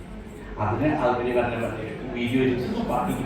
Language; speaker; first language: Malayalam; non-native, local second language; Assamese